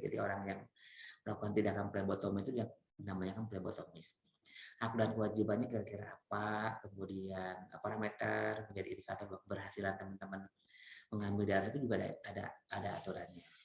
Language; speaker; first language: Indonesian; native; Indonesian